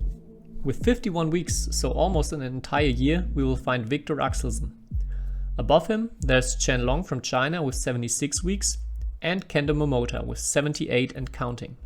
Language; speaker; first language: English; non-native, fluent; German